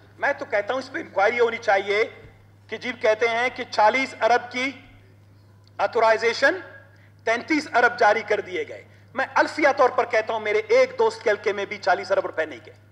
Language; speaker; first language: Urdu; non-native, local second language; Baluchi